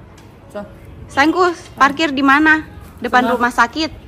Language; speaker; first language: Indonesian; native; Indonesian